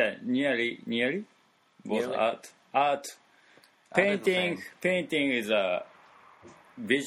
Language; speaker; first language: English; non-native, learner; Japanese